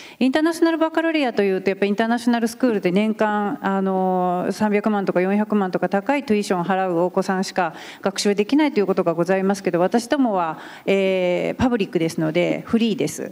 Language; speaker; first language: Japanese; native; Japanese